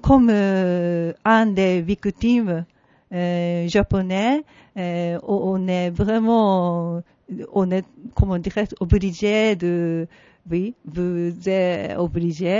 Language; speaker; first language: French; non-native, fluent; Japanese